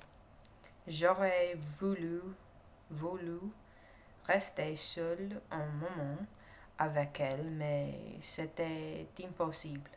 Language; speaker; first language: French; non-native, learner; English